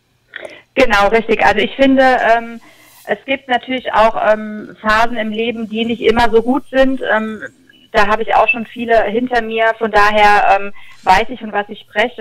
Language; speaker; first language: German; native; German